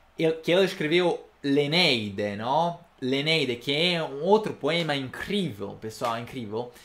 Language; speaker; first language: Portuguese; non-native, fluent; Italian